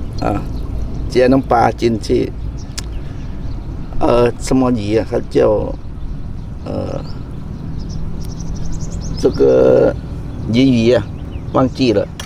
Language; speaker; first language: Chinese; non-native, learner; Thai